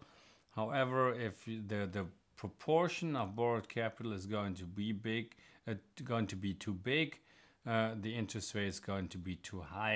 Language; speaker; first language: English; non-native, fluent; German